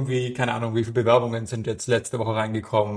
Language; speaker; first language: German; native; German